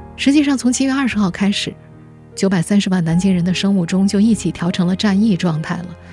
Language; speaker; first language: Chinese; native; Chinese